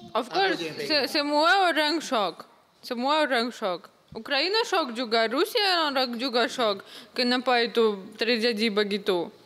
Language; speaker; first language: Indonesian; early bilingual, other home language; Russian